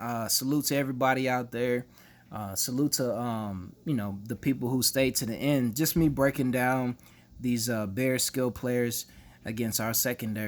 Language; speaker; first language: English; native; English